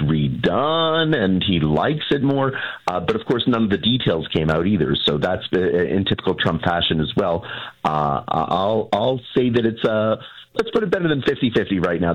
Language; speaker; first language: English; native; English